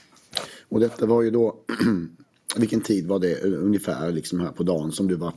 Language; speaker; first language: Swedish; native; Swedish